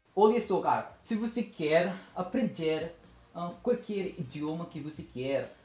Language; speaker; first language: Portuguese; non-native, learner; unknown